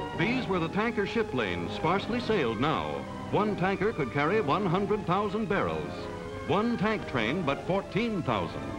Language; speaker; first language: English; native; English